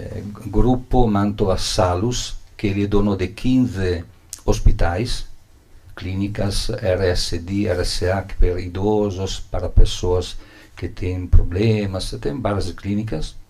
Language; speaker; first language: Portuguese; non-native, learner; Italian